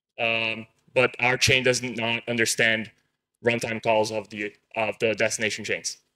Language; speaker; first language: English; non-native, fluent; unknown